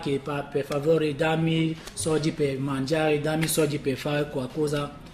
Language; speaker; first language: Italian; non-native, learner; French